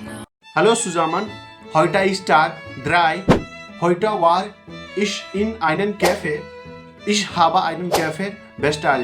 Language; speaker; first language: German; non-native, learner; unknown